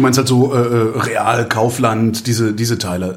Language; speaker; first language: German; native; German